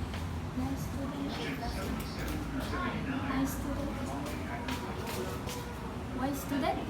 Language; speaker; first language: English; non-native, local second language; Cebuano